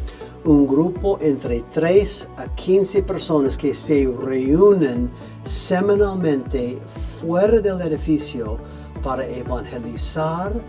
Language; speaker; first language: Spanish; non-native, fluent; English